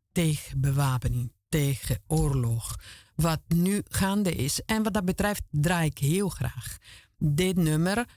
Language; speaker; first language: Dutch; non-native, fluent; Italian